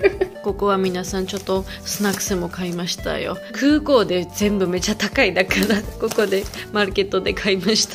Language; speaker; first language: Japanese; non-native, learner; Georgian